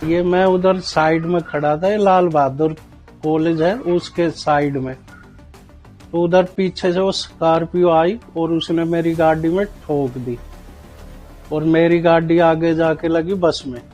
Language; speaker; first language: Hindi; native; Hindi